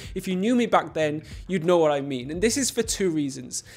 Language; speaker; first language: English; native; English